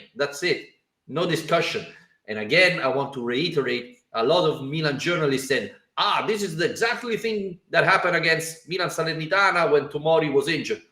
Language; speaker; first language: English; non-native, fluent; Italian